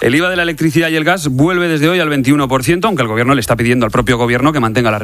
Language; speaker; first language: Spanish; native; Spanish